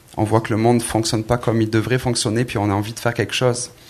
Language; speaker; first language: French; native; French